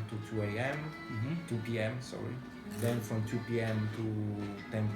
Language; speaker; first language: English; non-native, fluent; Italian